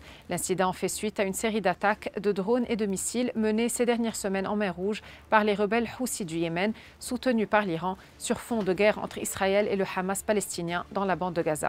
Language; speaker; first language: French; non-native, local second language; Arabic